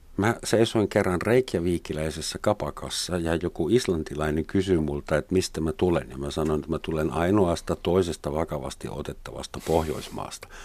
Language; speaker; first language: Finnish; non-native, fluent; German